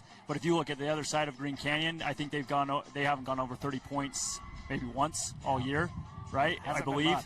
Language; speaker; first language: English; native; English